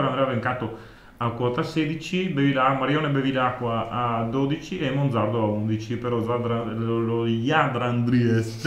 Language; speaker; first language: Italian; native; Italian